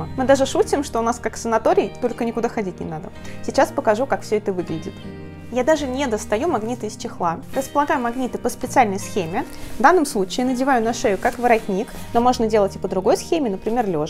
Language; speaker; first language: Russian; native; Russian